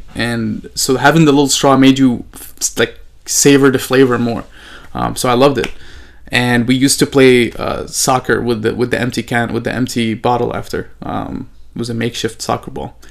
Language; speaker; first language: English; non-native, fluent; Arabic